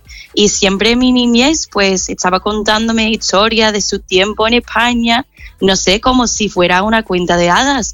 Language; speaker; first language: Spanish; non-native, fluent; English